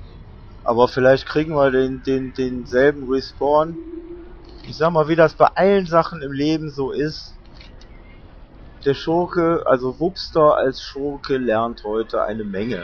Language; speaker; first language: German; native; German